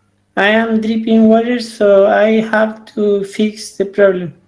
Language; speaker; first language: English; non-native, learner; Spanish